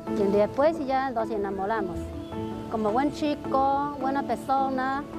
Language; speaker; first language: Spanish; non-native, learner; Cantonese